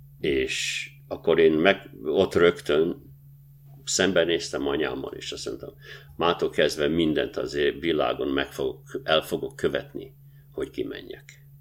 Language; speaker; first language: Hungarian; native; Hungarian